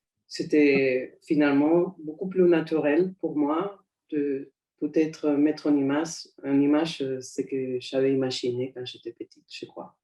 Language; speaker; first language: French; non-native, fluent; Spanish